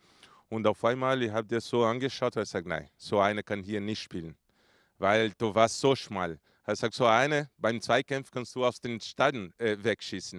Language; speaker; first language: German; non-native, fluent; Portuguese